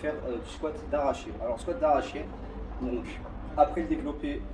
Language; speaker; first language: French; native; French